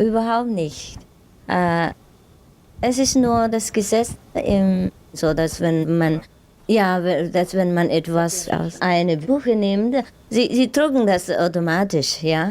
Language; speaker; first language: German; non-native, fluent; Vietnamese